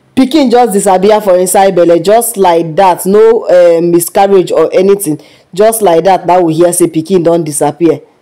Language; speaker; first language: Nigerian Pidgin; non-native, local second language; Yoruba